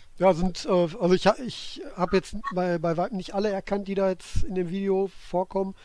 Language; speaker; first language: German; native; German